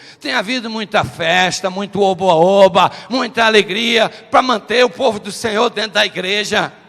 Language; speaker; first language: Portuguese; native; Portuguese